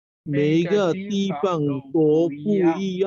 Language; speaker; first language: Chinese; non-native, learner; Bangla